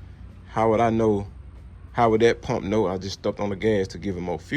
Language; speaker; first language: English; native; English